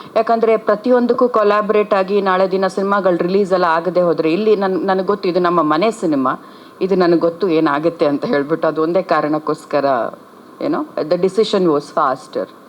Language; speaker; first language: Kannada; native; Kannada